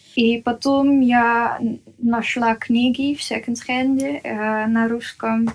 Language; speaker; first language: Russian; non-native, fluent; Dutch